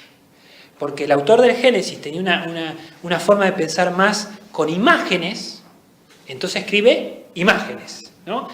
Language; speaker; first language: Spanish; native; Spanish